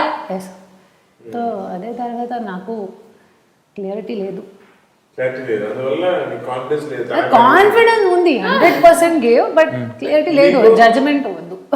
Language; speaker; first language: Telugu; non-native, learner; Hindi